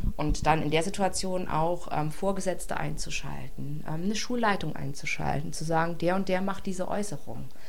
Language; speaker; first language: German; native; German